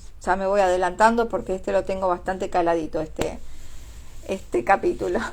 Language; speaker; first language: Spanish; native; Spanish